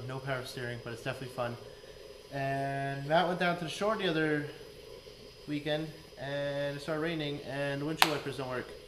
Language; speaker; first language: English; native; English